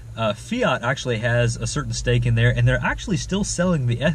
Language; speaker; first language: English; native; English